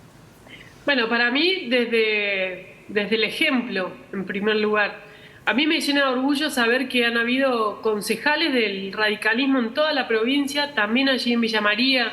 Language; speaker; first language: Spanish; native; Spanish